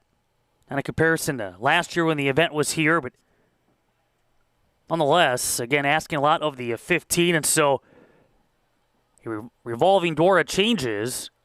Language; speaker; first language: English; native; English